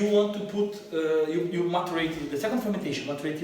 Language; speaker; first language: English; non-native, learner; Portuguese